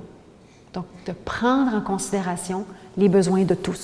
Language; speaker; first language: French; native; French